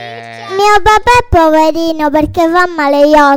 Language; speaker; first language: Italian; early bilingual, other home language; Filipino